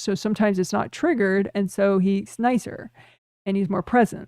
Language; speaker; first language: English; native; English